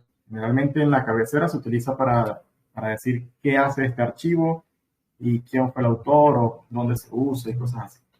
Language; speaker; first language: Spanish; native; Spanish